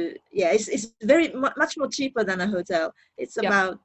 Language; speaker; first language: English; non-native, learner; Japanese